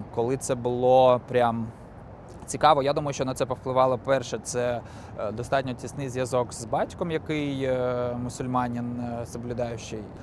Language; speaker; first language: Ukrainian; non-native, local second language; Russian